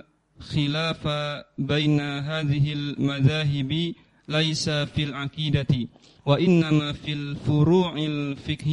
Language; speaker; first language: Arabic; non-native, learner; Indonesian